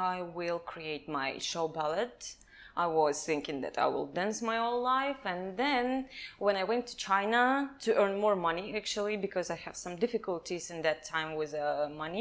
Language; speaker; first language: English; non-native, learner; Kazakh